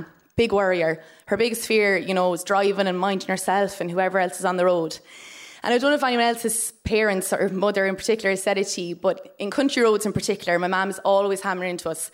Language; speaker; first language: English; native; English